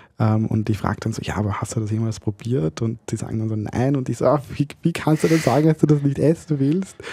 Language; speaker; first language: German; early bilingual, other home language; Bosnian